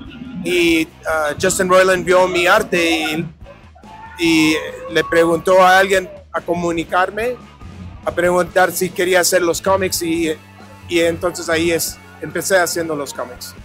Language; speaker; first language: Spanish; non-native, fluent; English